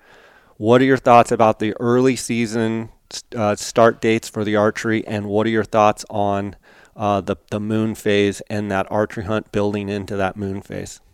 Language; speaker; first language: English; native; English